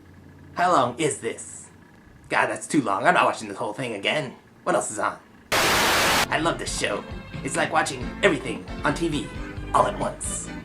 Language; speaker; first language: English; native; English